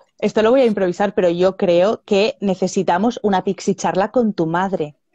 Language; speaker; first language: Spanish; native; Spanish